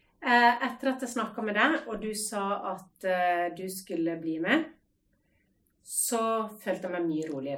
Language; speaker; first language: Norwegian; native; Norwegian